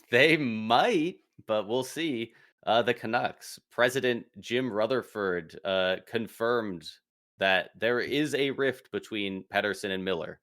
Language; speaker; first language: English; native; English